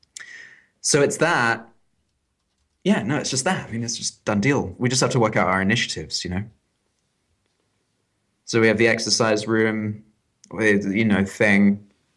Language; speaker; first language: English; native; English